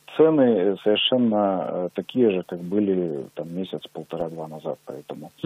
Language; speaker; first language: Russian; native; Russian